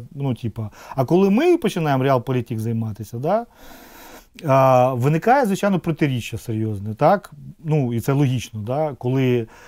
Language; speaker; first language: Ukrainian; non-native, local second language; Russian